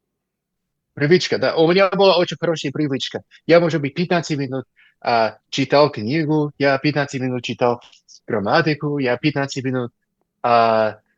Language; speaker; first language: Russian; non-native, learner; English